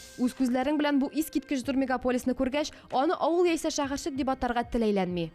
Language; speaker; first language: Tatar; native; Tatar